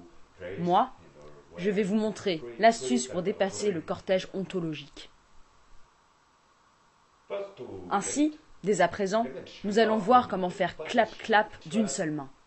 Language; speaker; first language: French; native; French